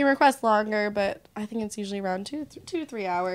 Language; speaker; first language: English; native; English